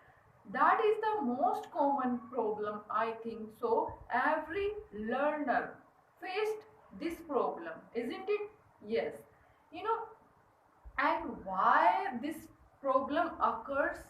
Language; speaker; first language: English; non-native, learner; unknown